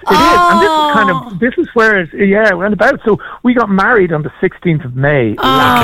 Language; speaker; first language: English; native; English